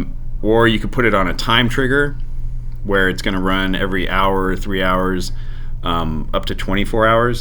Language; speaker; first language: English; native; English